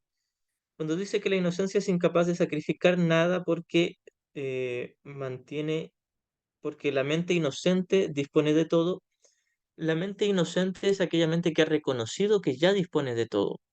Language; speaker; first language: Spanish; native; Spanish